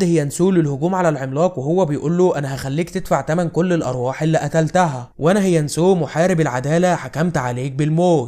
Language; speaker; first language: Arabic; native; Arabic